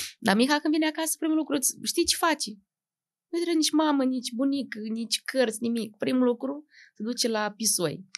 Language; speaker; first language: Romanian; native; Romanian